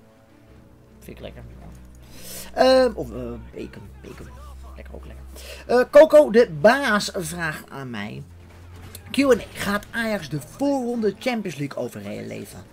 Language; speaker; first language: Dutch; native; Dutch